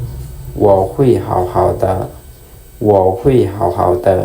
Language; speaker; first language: Chinese; non-native, fluent; Lao